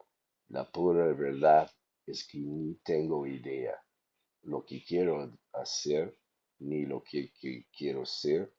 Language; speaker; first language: Spanish; non-native, fluent; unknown